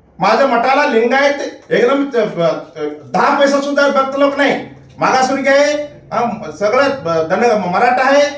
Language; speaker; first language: Marathi; non-native, local second language; Kannada